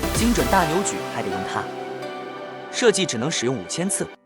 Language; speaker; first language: Chinese; native; Chinese